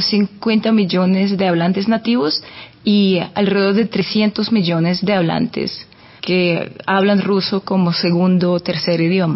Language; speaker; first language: Spanish; non-native, fluent; Russian